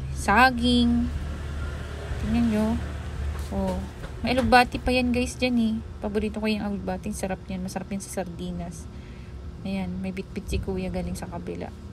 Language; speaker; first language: Filipino; non-native, local second language; Iloko